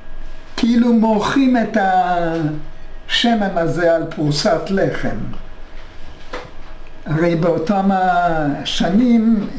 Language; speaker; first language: Hebrew; non-native, fluent; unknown